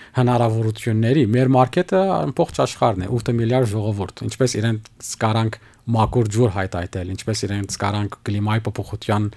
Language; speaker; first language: Armenian; early bilingual, heritage; Armenian